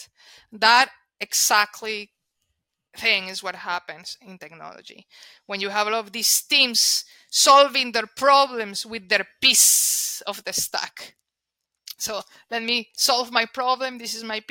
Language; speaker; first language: English; non-native, fluent; Spanish